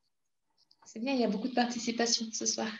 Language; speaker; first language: French; native; French